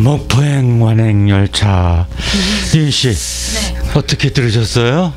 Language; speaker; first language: Korean; native; Korean